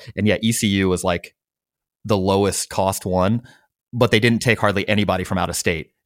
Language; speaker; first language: English; native; English